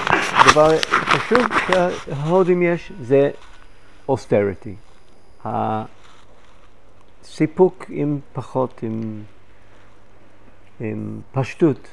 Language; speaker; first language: Hebrew; non-native, fluent; English